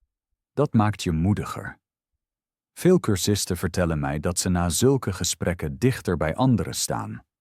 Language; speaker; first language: Dutch; non-native, fluent; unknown